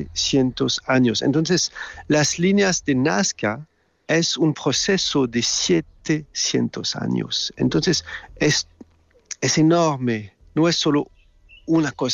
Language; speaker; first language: Spanish; non-native, fluent; French